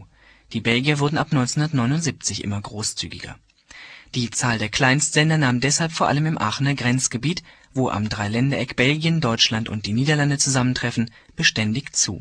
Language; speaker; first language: German; native; German